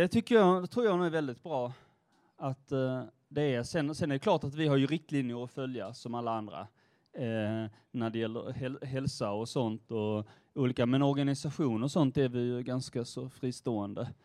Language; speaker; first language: Swedish; native; Swedish